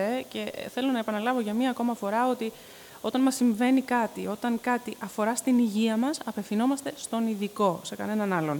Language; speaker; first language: Greek; native; Greek